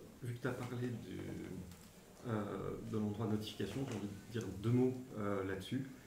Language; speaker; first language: French; native; French